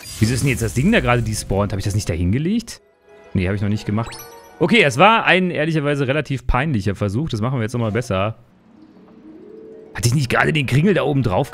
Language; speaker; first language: German; native; German